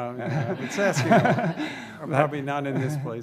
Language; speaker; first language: English; native; English